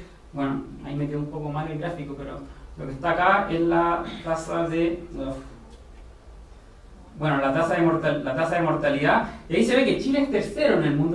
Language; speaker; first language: Spanish; native; Spanish